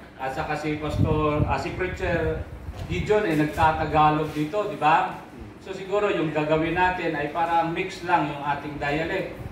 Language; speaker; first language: Filipino; non-native, local second language; Aklanon